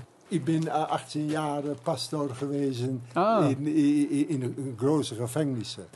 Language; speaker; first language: German; non-native, learner; Dutch